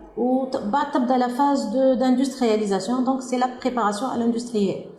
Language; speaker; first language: French; non-native, local second language; Arabic